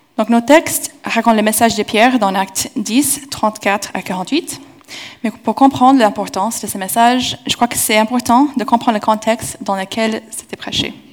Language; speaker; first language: French; non-native, fluent; English